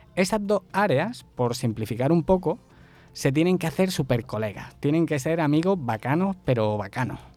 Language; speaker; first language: Spanish; native; Spanish